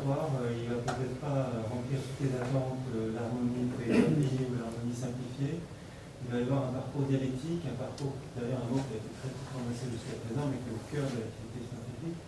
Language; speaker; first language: French; native; French